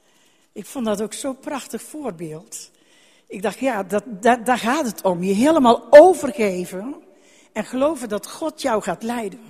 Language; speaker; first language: Dutch; native; Dutch